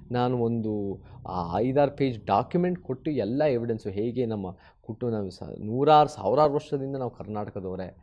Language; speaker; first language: Kannada; early bilingual, heritage; Kannada